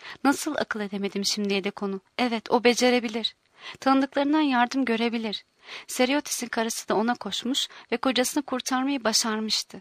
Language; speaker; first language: Turkish; native; Turkish